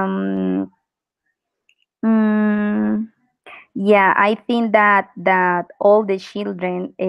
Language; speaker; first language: English; non-native, learner; Spanish